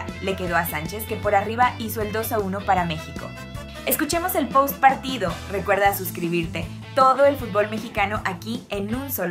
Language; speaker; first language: Spanish; native; Spanish